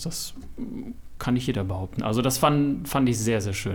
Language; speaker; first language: German; native; German